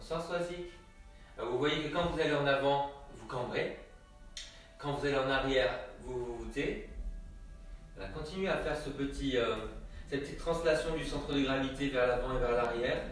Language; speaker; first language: French; native; French